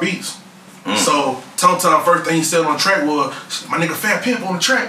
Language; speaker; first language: English; native; English